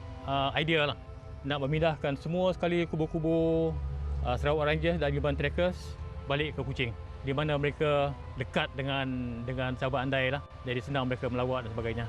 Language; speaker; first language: Malay; native; Malay